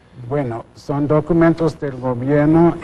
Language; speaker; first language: Spanish; non-native, fluent; English